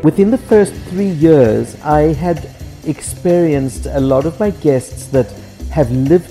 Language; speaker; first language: English; native; English